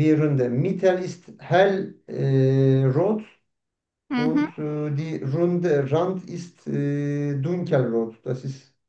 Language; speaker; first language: German; non-native, learner; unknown